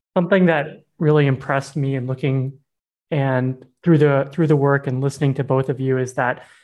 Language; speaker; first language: English; early bilingual, other home language; Burmese